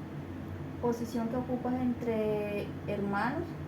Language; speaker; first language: Spanish; native; Spanish